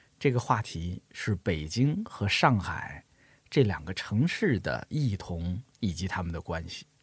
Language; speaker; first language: Chinese; native; Chinese